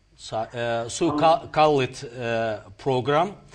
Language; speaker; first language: English; non-native, learner; Azerbaijani